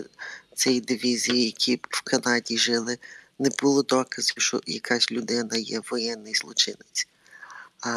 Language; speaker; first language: Ukrainian; early bilingual, heritage; Ukrainian